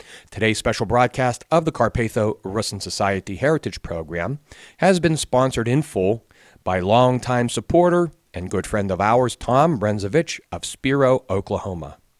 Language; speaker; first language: English; native; English